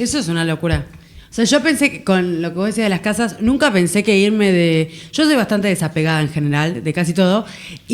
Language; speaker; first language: Spanish; native; Spanish